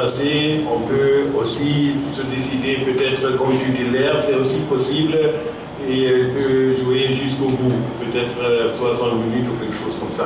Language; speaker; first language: French; non-native, fluent; German